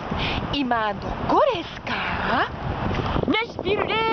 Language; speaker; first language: Japanese; non-native, learner; English